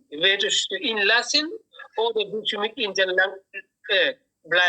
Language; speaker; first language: German; non-native, learner; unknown